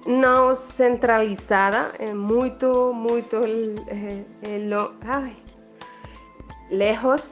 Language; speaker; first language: Portuguese; non-native, learner; Spanish